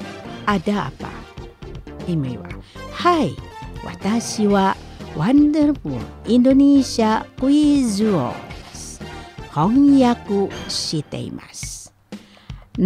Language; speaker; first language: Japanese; non-native, fluent; Indonesian